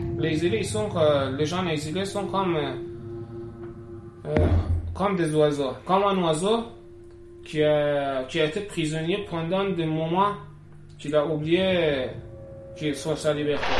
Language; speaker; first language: French; non-native, learner; Persian